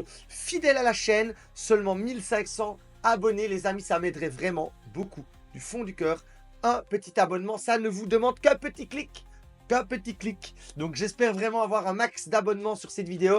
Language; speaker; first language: French; native; French